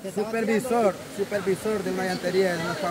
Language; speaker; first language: Spanish; native; Spanish